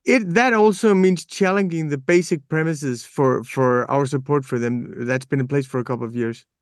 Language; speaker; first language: English; non-native, fluent; Danish